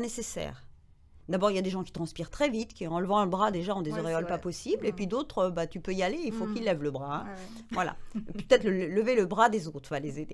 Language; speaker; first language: French; native; French